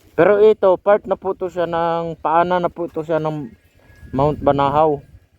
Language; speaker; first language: Filipino; native; Filipino